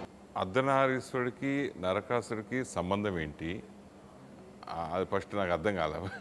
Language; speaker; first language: Telugu; native; Telugu